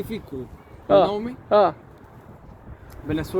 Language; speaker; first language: English; non-native, learner; Spanish